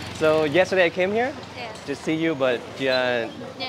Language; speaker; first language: English; non-native, learner; Vietnamese